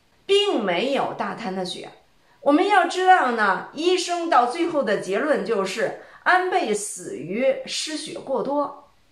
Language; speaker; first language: Chinese; native; Chinese